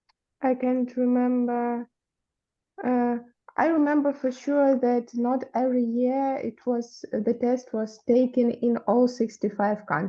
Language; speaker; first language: English; non-native, fluent; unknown